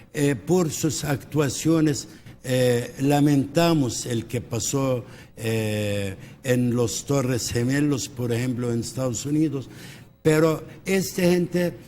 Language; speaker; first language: Spanish; non-native, local second language; Arabic